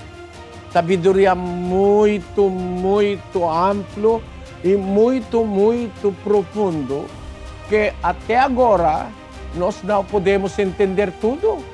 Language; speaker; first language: Portuguese; non-native, learner; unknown